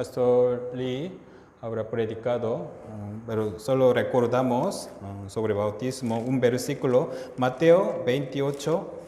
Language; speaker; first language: Spanish; non-native, fluent; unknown